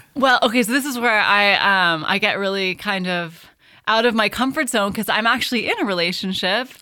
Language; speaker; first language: English; native; English